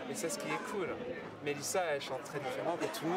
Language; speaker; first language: French; non-native, fluent; English